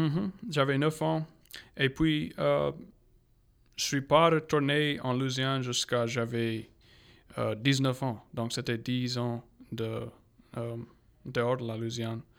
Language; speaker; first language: French; non-native, local second language; English